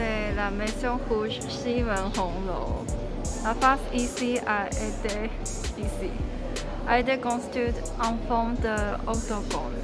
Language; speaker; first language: French; non-native, learner; Chinese